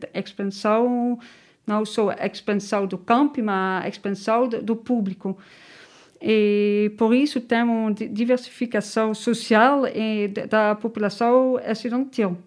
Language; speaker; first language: Portuguese; non-native, learner; Dutch